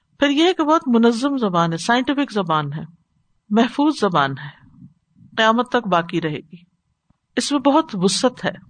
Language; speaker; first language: Urdu; native; Urdu